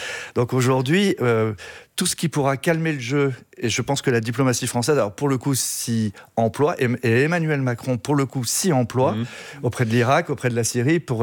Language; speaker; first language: French; native; French